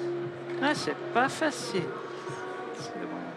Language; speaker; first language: French; non-native, learner; English